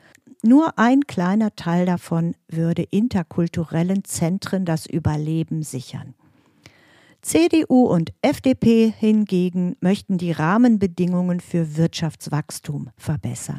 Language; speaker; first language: German; native; German